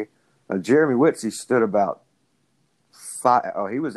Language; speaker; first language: English; native; English